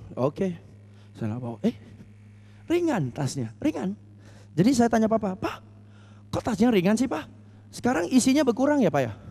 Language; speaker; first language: Indonesian; non-native, fluent; English